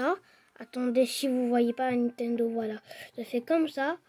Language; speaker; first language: French; non-native, local second language; Arabic